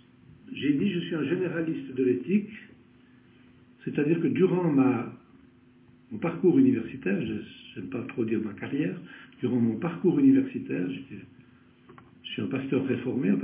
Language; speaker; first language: French; native; French